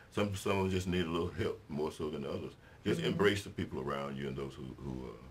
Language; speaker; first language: English; native; English